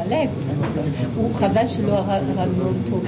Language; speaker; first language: Hebrew; non-native, fluent; French